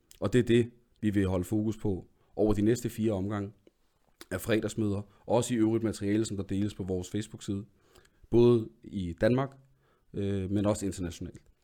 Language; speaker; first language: Danish; early bilingual, other home language; Arabic